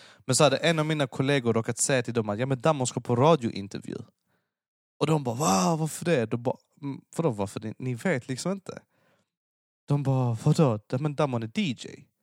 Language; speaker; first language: Swedish; early bilingual, other home language; Persian